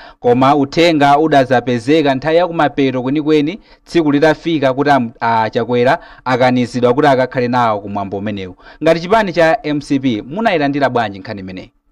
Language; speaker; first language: Nyanja; native; Nyanja